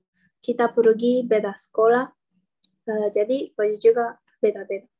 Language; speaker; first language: Indonesian; non-native, learner; Japanese